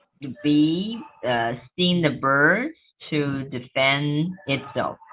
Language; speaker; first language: English; non-native, learner; Chinese